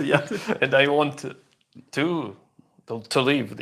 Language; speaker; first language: English; non-native, learner; Russian